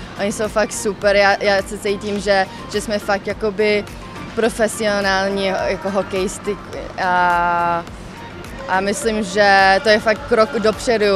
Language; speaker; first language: Czech; non-native, local second language; English